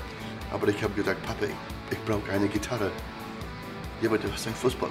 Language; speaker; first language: German; non-native, fluent; English